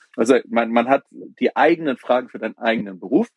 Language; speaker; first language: German; native; German